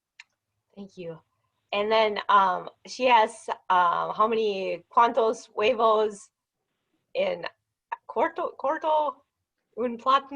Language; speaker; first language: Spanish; non-native, learner; English